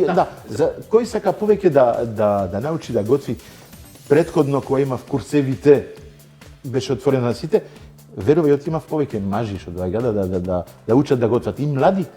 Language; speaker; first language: Macedonian; non-native, fluent; Dutch